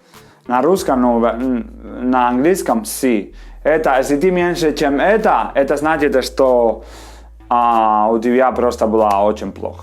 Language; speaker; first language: Russian; non-native, fluent; Spanish